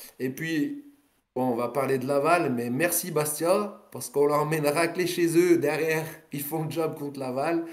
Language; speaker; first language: French; native; French